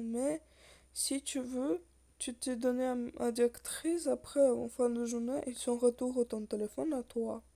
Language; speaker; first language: French; non-native, learner; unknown